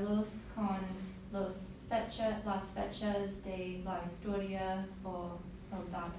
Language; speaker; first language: Spanish; non-native, fluent; English